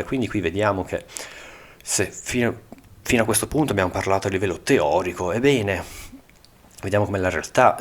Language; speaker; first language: Italian; native; Italian